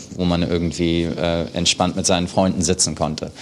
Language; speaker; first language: German; native; German